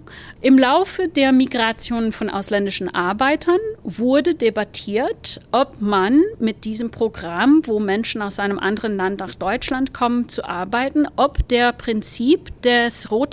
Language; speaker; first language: German; non-native, fluent; English